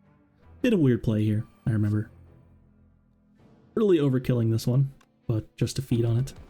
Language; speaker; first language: English; native; English